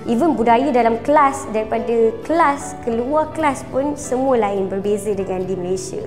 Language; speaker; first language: Malay; native; Malay